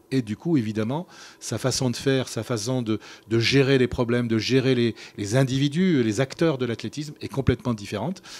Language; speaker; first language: French; native; French